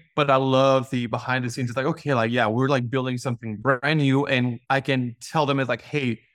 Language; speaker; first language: English; non-native, fluent; Spanish